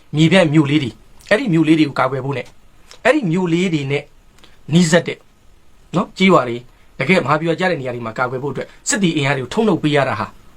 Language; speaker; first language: Burmese; native; Burmese